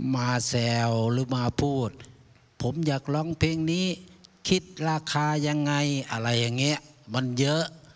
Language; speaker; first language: Thai; native; Thai